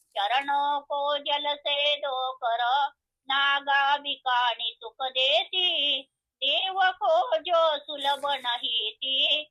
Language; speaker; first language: Hindi; non-native, local second language; Marathi